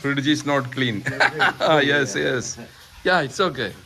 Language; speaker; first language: English; non-native, fluent; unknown